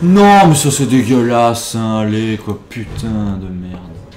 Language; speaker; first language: French; native; French